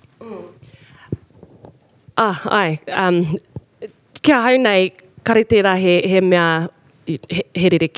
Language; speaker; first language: Māori; non-native, local second language; English